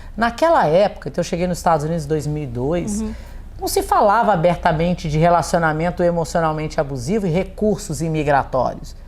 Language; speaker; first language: Portuguese; native; Portuguese